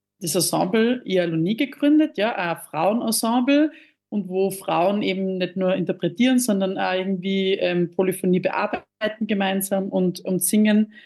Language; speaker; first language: German; native; German